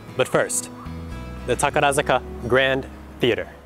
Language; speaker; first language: English; native; English